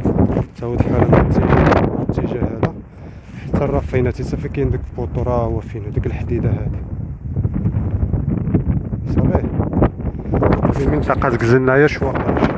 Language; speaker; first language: Arabic; native; Arabic